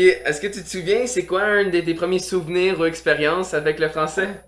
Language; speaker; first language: French; native; French